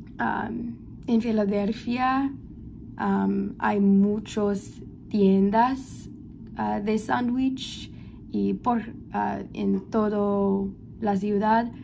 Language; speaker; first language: Spanish; non-native, learner; English